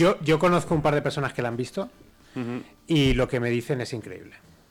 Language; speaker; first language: Spanish; native; Spanish